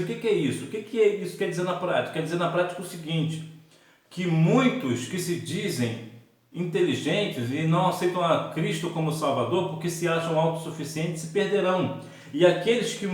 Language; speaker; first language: Portuguese; native; Portuguese